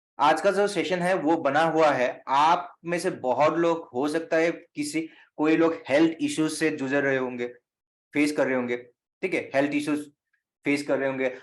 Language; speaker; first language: Hindi; non-native, local second language; Assamese